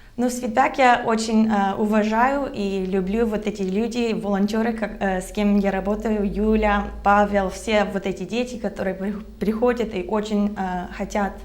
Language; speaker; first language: Russian; non-native, learner; English